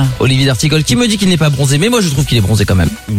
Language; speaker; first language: French; native; French